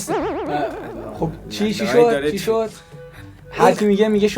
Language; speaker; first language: Persian; native; Persian